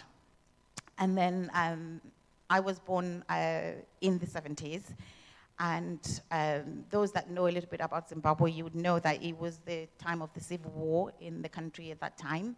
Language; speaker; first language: English; non-native, local second language; Shona